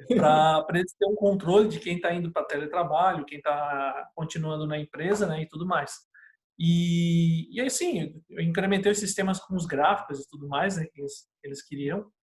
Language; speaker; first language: Portuguese; native; Portuguese